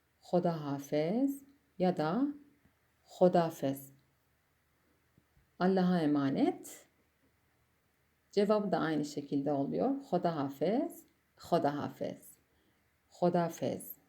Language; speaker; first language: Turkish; non-native, fluent; Persian